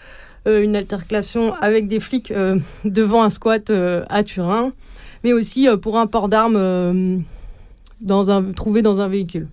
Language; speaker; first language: French; native; French